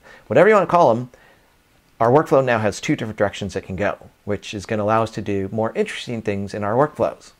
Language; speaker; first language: English; native; English